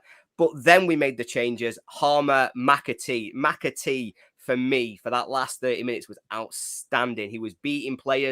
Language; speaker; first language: English; native; English